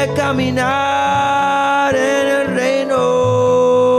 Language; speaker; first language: Portuguese; non-native, fluent; English